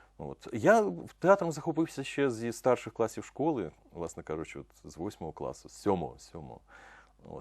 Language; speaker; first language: Ukrainian; non-native, local second language; Russian